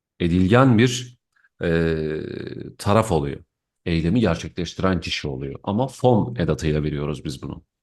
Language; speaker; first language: Turkish; native; Turkish